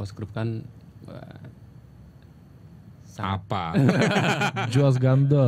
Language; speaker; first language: Indonesian; native; Indonesian